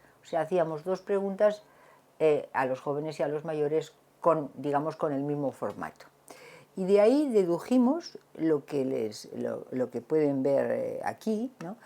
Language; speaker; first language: Spanish; native; Spanish